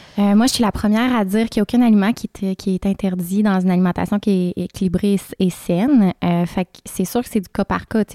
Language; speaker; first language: French; native; French